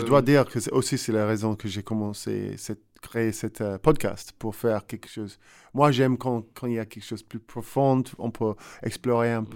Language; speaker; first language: French; non-native, learner; English